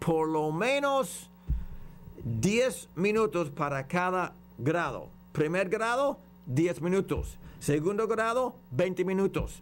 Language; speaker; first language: Spanish; non-native, fluent; English